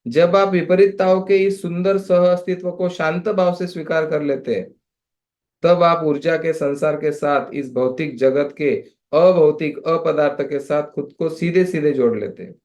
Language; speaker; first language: Hindi; non-native, local second language; Marathi